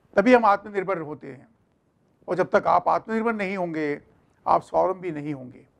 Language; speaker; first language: Hindi; non-native, local second language; Marathi